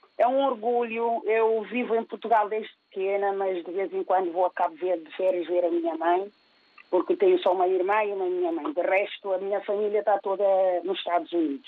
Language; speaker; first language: Portuguese; early bilingual, other home language; Kabuverdianu